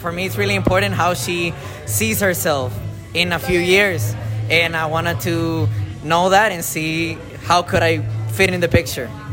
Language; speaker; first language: English; non-native, learner; Spanish